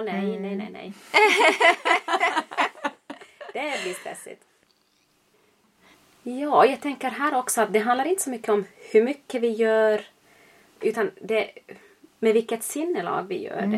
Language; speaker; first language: Swedish; native; Swedish